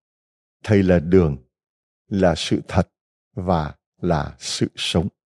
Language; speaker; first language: Vietnamese; native; Vietnamese